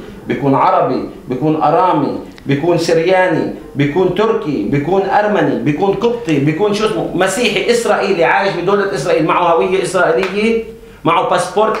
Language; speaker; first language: Arabic; native; Arabic